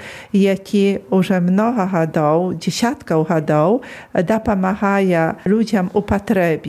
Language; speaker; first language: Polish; non-native, local second language; Belarusian